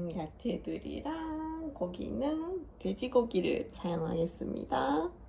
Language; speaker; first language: Korean; non-native, fluent; Japanese